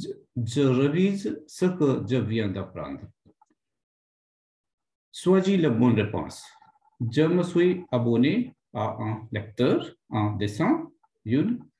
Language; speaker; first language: French; non-native, fluent; Hindi